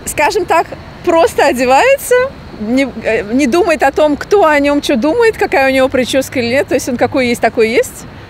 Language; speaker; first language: Russian; native; Russian